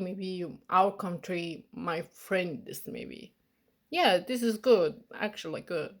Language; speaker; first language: English; non-native, learner; Mongolian